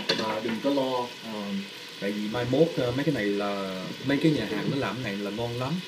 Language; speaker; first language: Vietnamese; early bilingual, heritage; Vietnamese